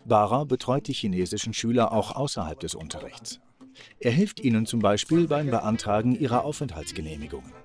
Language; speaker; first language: German; native; German